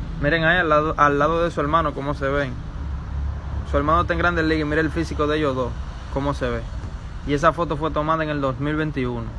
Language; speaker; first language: Spanish; native; Spanish